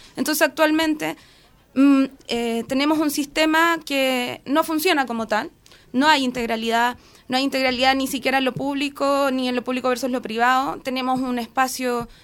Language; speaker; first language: Spanish; native; Spanish